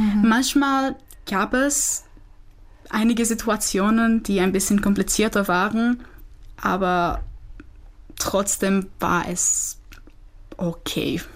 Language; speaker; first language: German; non-native, fluent; Czech